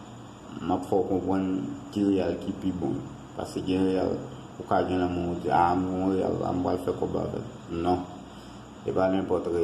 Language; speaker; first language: French; non-native, learner; Haitian Creole